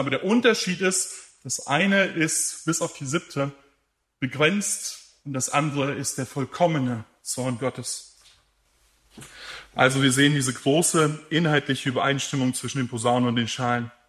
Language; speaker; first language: German; native; German